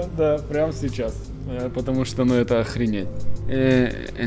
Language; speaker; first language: Russian; native; Russian